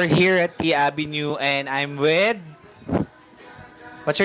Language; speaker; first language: English; non-native, local second language; Filipino